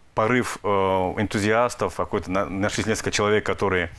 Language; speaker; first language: Russian; native; Russian